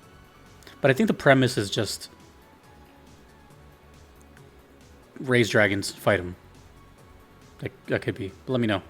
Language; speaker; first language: English; native; English